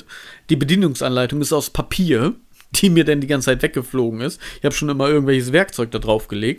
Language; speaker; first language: German; native; German